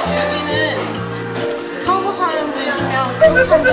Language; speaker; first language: Korean; non-native, learner; Portuguese